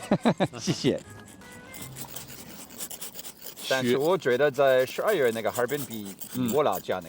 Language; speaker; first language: Chinese; non-native, learner; English